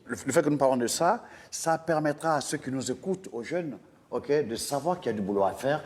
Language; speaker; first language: French; non-native, local second language; Dyula